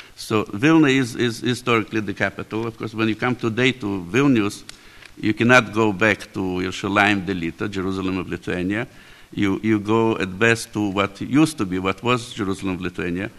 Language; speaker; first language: English; native; English